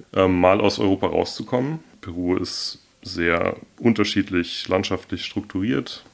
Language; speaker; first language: German; native; German